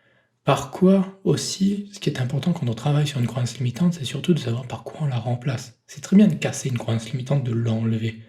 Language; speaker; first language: French; native; French